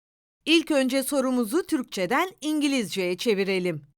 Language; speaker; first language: Turkish; native; Turkish